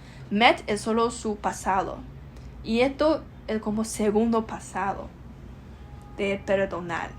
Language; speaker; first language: Spanish; non-native, learner; Chinese